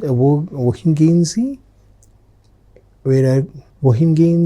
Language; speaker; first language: German; non-native, fluent; Telugu